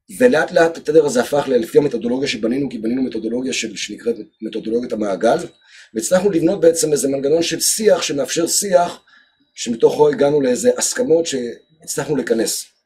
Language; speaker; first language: Hebrew; early bilingual, other home language; Georgian